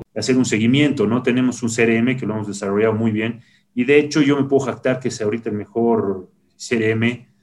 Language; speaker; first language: Spanish; native; Spanish